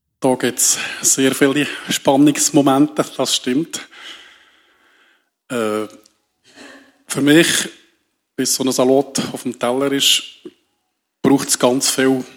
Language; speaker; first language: German; native; German